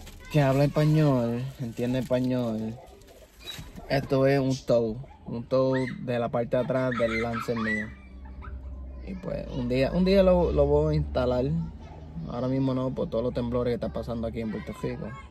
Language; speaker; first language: Spanish; native; Spanish